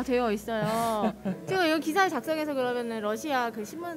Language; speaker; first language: Korean; native; Korean